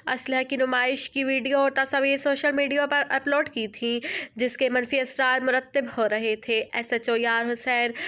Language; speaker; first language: Urdu; non-native, local second language; Pashto